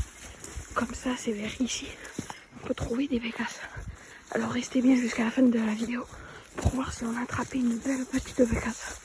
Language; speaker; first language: French; native; French